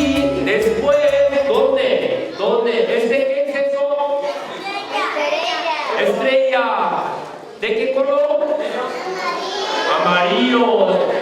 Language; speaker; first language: Spanish; non-native, learner; Korean